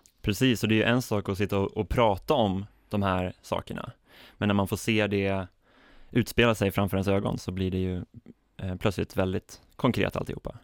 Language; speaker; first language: Swedish; native; Swedish